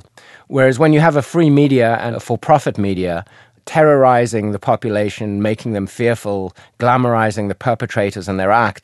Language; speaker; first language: English; native; English